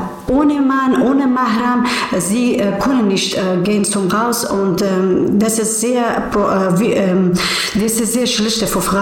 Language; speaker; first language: German; non-native, learner; Persian